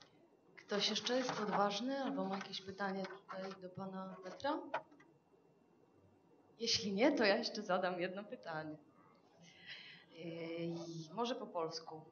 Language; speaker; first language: Polish; non-native, fluent; Czech